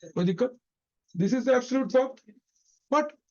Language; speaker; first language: Hindi; non-native, local second language; Bangla